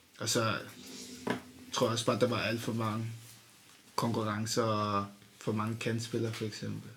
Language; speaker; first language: Danish; early bilingual, other home language; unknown